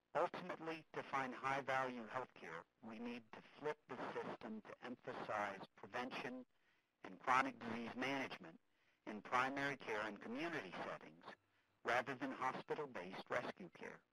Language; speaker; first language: English; native; English